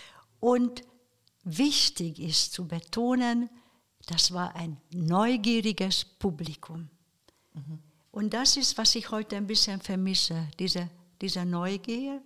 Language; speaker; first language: German; non-native, fluent; Hungarian